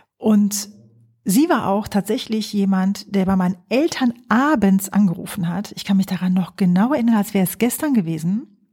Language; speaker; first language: German; early bilingual, other home language; Polish